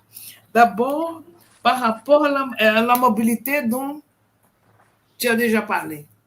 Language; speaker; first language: French; non-native, fluent; Portuguese